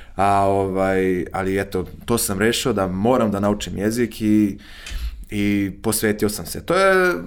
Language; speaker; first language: Serbian; non-native, fluent; Portuguese